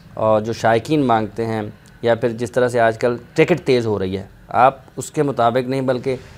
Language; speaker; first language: Urdu; non-native, local second language; Punjabi